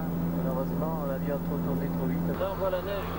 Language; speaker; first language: French; native; French